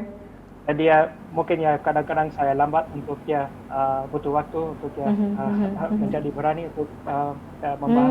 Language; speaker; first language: Indonesian; non-native, fluent; English